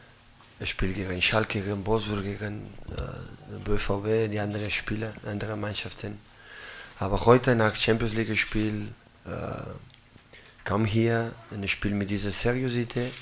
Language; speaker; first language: German; non-native, learner; Catalan